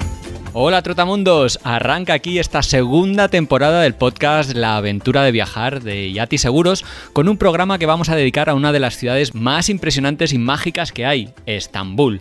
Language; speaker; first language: Spanish; native; Spanish